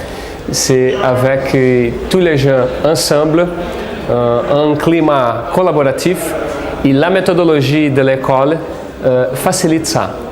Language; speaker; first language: French; non-native, fluent; Portuguese